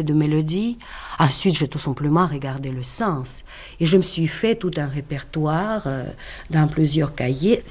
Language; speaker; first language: French; non-native, fluent; Russian